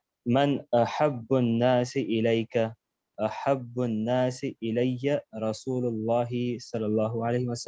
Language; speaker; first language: Arabic; non-native, learner; English